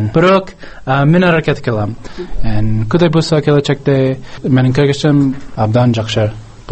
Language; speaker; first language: Kyrgyz; non-native, learner; English